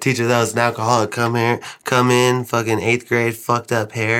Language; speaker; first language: English; native; English